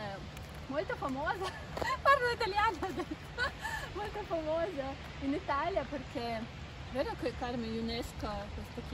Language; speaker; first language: Italian; non-native, learner; Russian